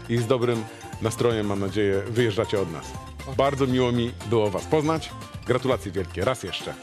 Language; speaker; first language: Polish; native; Polish